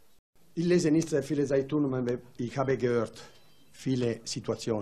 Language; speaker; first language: German; non-native, learner; Italian